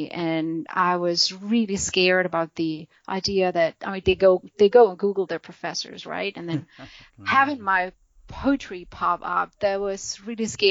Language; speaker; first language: English; non-native, fluent; German